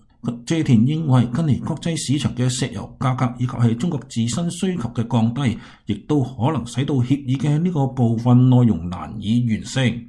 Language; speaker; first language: Chinese; non-native, local second language; Cantonese